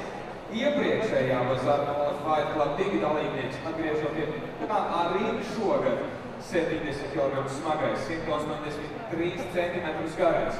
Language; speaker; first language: Latvian; native; Latvian